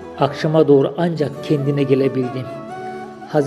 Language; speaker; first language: Turkish; native; Turkish